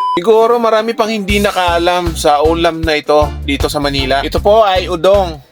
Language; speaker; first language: Filipino; non-native, local second language; Cebuano